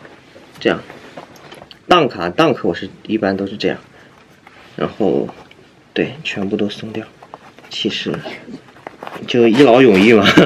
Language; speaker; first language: Chinese; native; Chinese